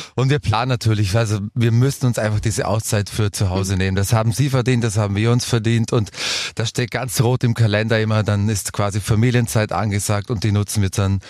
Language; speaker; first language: German; native; German